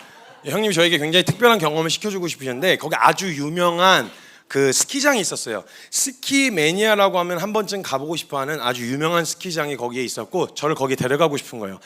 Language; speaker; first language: Korean; native; Korean